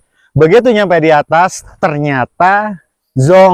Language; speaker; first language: Indonesian; native; Indonesian